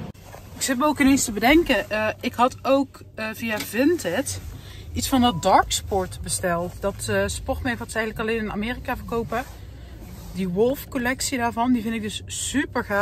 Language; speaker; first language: Dutch; native; Dutch